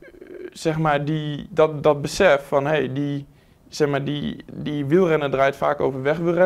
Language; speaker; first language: Dutch; native; Dutch